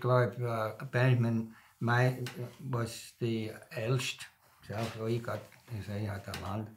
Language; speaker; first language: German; early bilingual, heritage; German